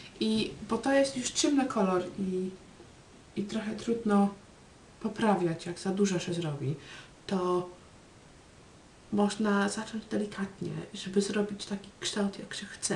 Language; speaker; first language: Polish; early bilingual, heritage; Polish